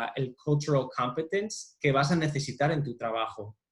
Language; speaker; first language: Spanish; non-native, fluent; English